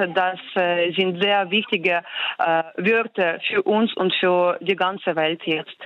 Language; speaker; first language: German; non-native, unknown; Ukrainian